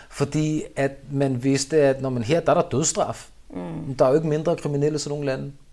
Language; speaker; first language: Danish; early bilingual, other home language; Urdu